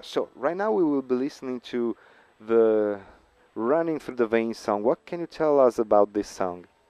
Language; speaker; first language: English; non-native, fluent; Italian